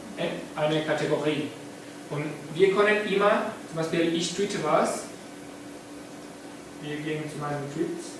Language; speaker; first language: German; non-native, fluent; Spanish